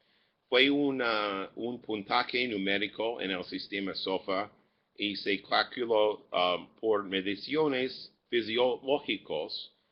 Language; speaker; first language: Spanish; non-native, fluent; English